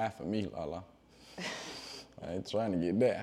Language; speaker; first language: English; native; English